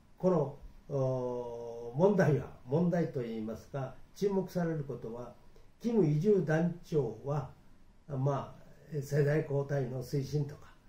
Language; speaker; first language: Japanese; native; Japanese